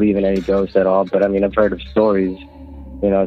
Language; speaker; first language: English; non-native, local second language; Filipino